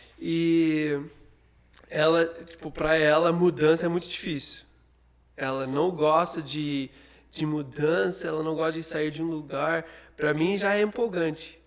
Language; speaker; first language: Portuguese; non-native, fluent; English